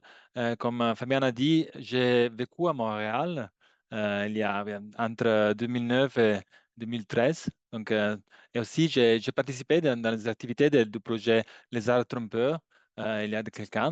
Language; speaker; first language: French; non-native, learner; Italian